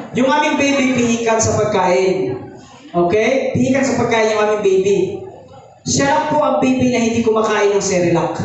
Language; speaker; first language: Filipino; native; Filipino